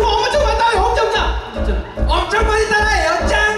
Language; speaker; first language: Korean; native; Korean